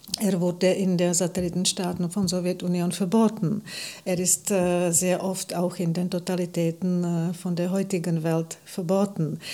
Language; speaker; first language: German; non-native, fluent; Czech